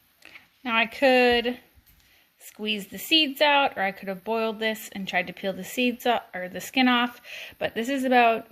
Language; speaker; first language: English; native; English